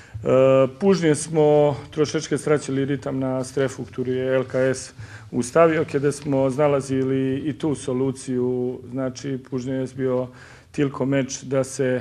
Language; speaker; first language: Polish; non-native, learner; Serbian